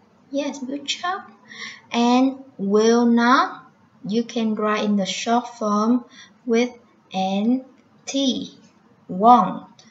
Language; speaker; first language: English; non-native, fluent; Vietnamese